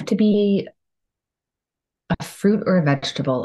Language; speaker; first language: English; native; English